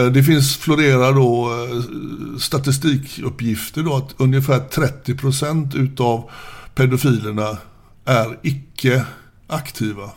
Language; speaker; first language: Swedish; native; Swedish